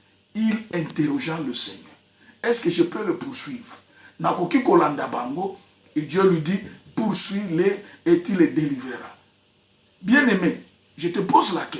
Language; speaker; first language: French; non-native, local second language; Lingala